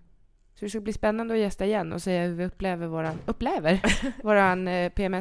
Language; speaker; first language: Swedish; native; Swedish